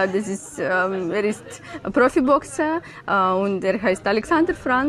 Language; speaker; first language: German; non-native, learner; Ukrainian